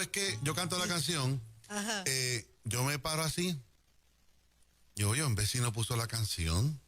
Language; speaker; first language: Spanish; native; Spanish